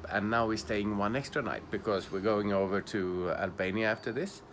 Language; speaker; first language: English; non-native, fluent; Swedish